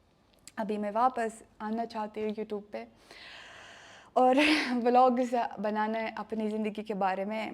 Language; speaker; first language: Hindi; non-native, learner; Russian